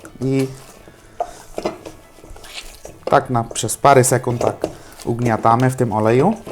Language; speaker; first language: Polish; non-native, fluent; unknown